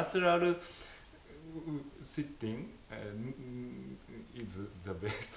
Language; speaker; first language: English; non-native, fluent; Japanese